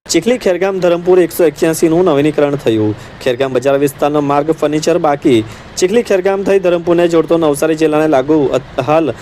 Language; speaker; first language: Gujarati; native; Gujarati